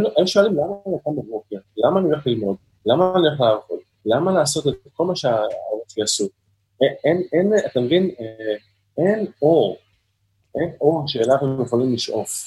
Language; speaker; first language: Hebrew; native; Hebrew